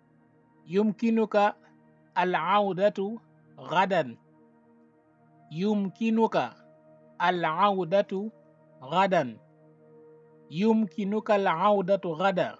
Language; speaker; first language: Arabic; non-native, fluent; Wolof